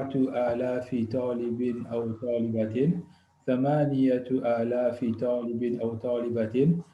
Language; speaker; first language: Arabic; non-native, learner; English